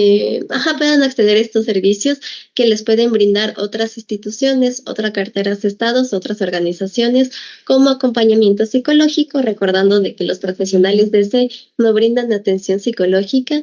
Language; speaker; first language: Spanish; native; Spanish